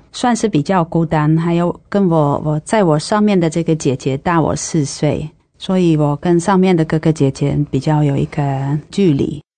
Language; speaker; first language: Chinese; non-native, fluent; Dutch